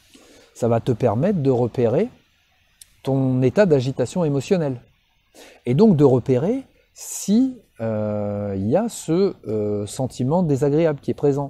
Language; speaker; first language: French; native; French